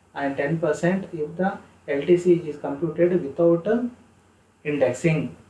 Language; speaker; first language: English; non-native, local second language; Kannada